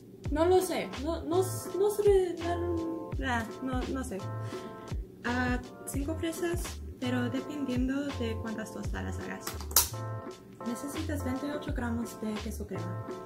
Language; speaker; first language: Spanish; non-native, learner; English